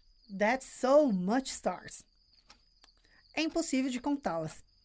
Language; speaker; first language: Portuguese; native; Portuguese